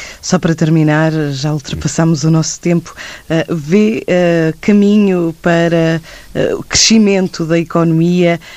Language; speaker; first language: Portuguese; native; Portuguese